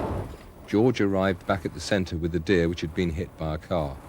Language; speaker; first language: English; native; English